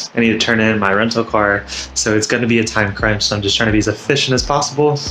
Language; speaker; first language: English; native; English